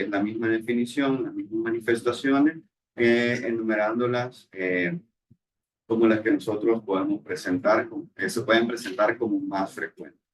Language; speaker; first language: Spanish; native; Spanish